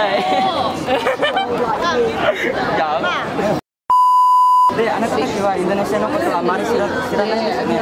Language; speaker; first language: Japanese; non-native, learner; Indonesian